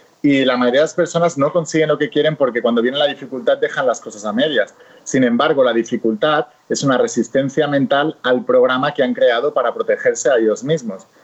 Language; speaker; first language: Spanish; native; Spanish